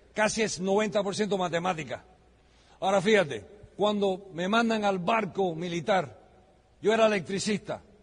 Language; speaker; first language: Spanish; early bilingual, heritage; Spanish